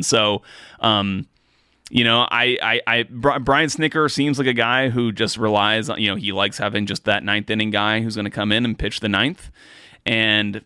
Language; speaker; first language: English; native; English